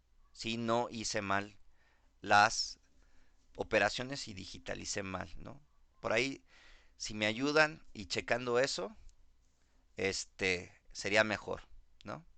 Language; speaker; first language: Spanish; native; Spanish